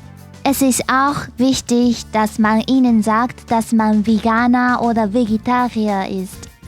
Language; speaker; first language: German; non-native, fluent; Japanese